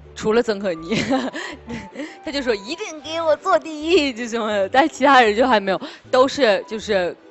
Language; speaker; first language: Chinese; native; Chinese